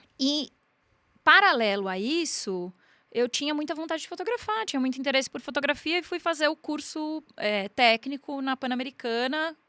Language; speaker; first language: Portuguese; native; Portuguese